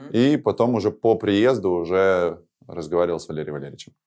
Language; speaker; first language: Russian; native; Russian